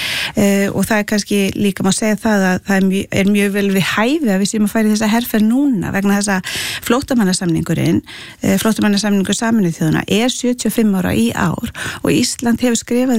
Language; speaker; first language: Icelandic; native; Icelandic